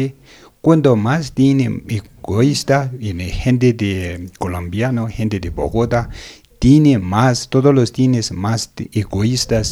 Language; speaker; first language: Spanish; non-native, learner; Tibetan